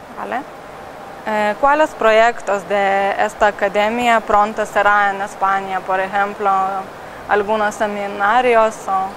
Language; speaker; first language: Spanish; non-native, learner; Lithuanian